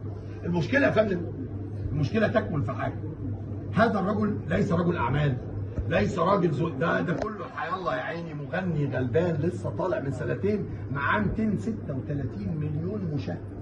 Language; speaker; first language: Arabic; native; Arabic